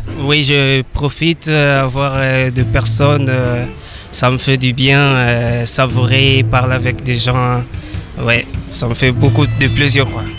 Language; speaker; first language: French; non-native, local second language; Lingala